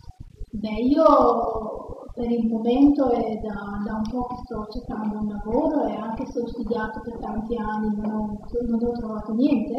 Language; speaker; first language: Italian; non-native, fluent; Albanian